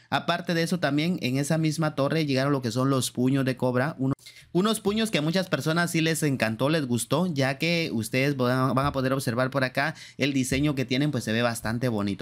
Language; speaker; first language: Spanish; native; Spanish